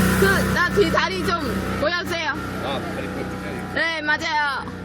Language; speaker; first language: Korean; non-native, learner; Vietnamese